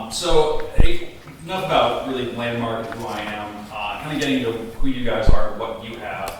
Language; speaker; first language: English; native; English